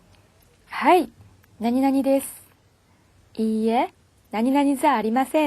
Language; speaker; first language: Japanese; non-native, fluent; Korean